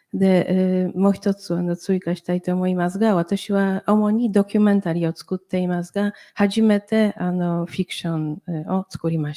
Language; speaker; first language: Japanese; non-native, fluent; Polish